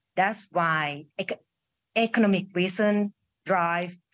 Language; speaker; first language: English; non-native, fluent; Thai